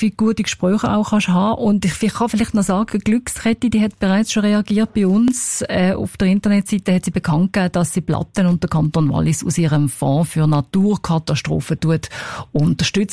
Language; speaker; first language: German; native; German